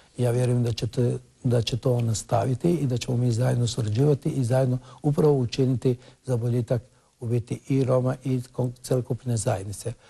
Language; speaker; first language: Croatian; non-native, local second language; Romany